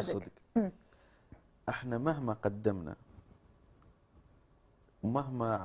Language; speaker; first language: Arabic; native; Arabic